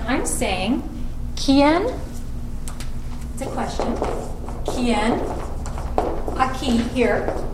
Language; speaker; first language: Spanish; non-native, fluent; English